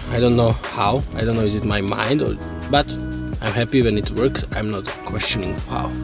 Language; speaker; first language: English; non-native, fluent; Serbian